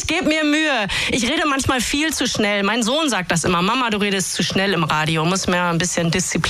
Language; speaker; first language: German; native; German